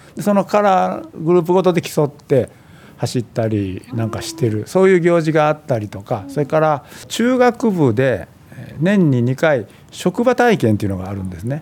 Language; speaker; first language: Japanese; native; Japanese